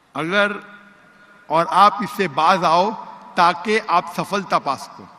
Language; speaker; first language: Urdu; non-native, local second language; Konkani